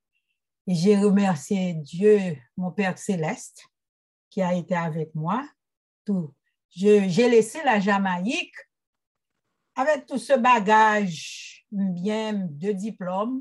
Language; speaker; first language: French; non-native, local second language; Haitian Creole